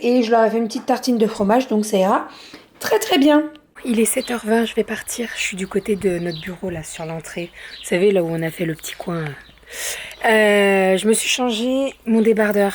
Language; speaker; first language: French; native; French